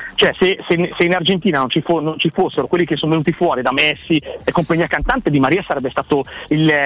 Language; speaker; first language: Italian; native; Italian